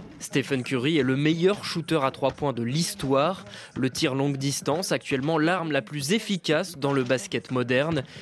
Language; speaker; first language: French; native; French